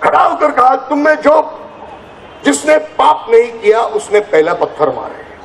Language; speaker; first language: Hindi; non-native, local second language; Marathi